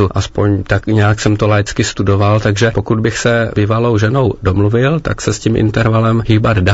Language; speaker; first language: Czech; native; Czech